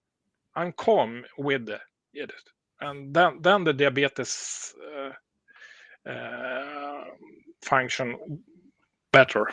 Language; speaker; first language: English; non-native, learner; Swedish